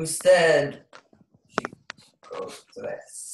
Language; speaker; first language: Spanish; non-native, learner; English